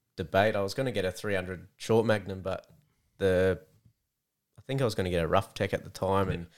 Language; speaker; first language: English; native; English